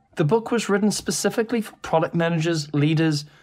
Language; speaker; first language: English; native; English